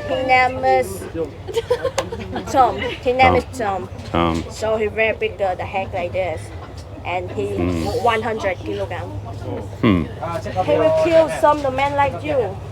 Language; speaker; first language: English; non-native, learner; Vietnamese